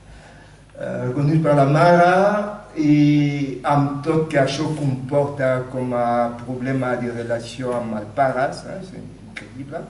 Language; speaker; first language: Catalan; non-native, fluent; Lingala